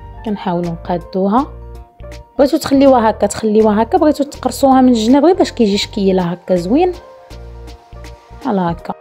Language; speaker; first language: Arabic; native; Arabic